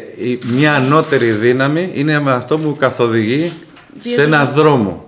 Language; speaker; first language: Greek; non-native, fluent; Spanish